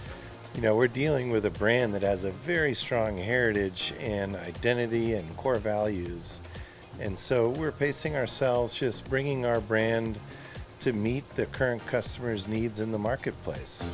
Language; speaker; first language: English; native; English